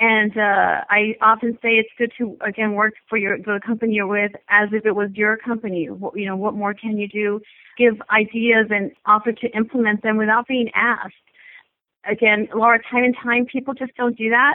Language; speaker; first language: English; native; English